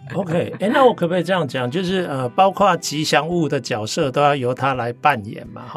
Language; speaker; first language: Chinese; native; Chinese